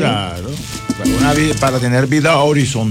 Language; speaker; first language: Spanish; native; Spanish